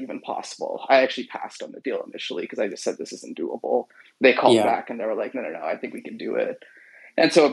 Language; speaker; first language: English; native; English